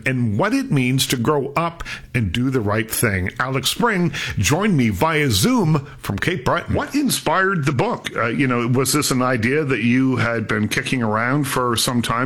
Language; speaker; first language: English; native; English